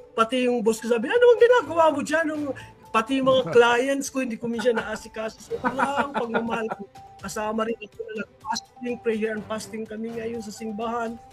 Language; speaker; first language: Filipino; non-native, local second language; Waray